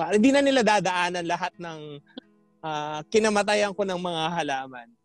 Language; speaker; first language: Filipino; non-native, local second language; Pampanga